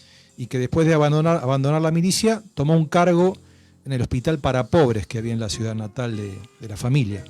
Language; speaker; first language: Spanish; native; Spanish